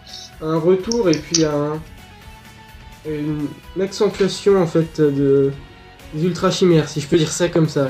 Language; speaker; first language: French; native; French